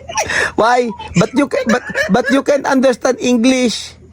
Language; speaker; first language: English; non-native, learner; Filipino